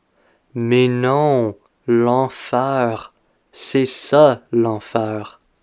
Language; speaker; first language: French; non-native, fluent; English